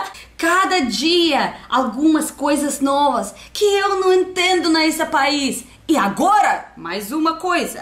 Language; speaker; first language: Portuguese; non-native, learner; Russian